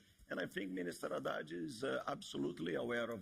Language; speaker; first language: English; non-native, fluent; Portuguese